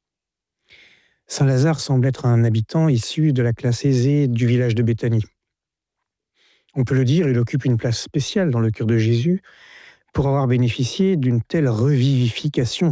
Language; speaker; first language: French; native; French